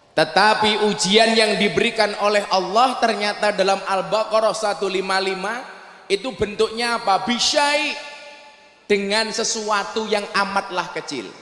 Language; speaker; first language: Indonesian; non-native, local second language; Javanese